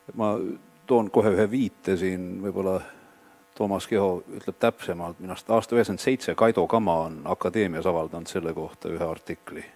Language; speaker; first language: Estonian; native; Estonian